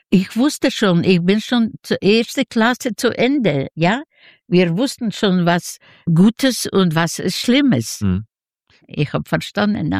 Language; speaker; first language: German; non-native, learner; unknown